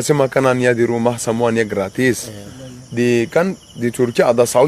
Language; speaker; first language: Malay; non-native, learner; Turkish